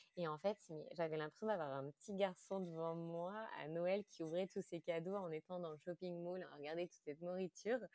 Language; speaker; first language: French; native; French